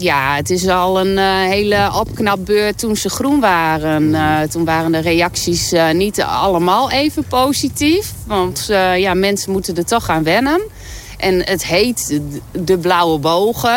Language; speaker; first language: Dutch; native; Dutch